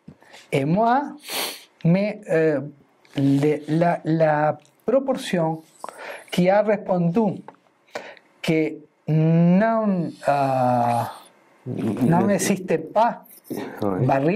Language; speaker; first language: French; non-native, fluent; Spanish